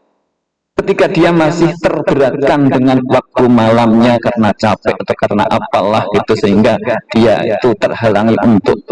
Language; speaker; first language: Indonesian; non-native, local second language; Javanese